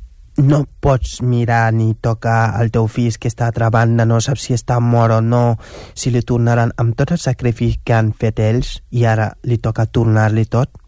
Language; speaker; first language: Catalan; non-native, local second language; Wolof